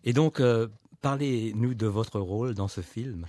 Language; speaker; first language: French; native; French